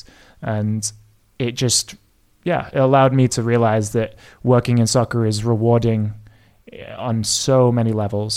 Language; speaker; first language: English; native; English